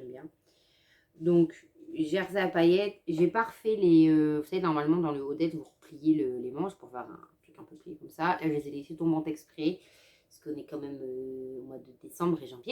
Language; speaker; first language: French; native; French